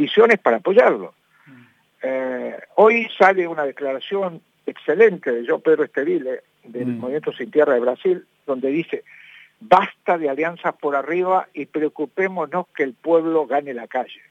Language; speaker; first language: Spanish; native; Spanish